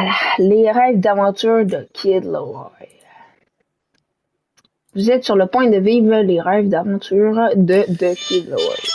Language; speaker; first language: French; native; French